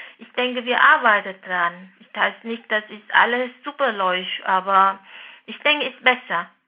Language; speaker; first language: German; non-native, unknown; Vietnamese